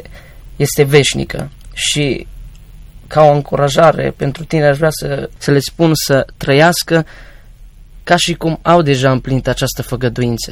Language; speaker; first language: Romanian; native; Romanian